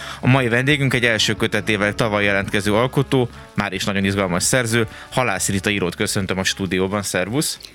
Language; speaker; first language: Hungarian; native; Hungarian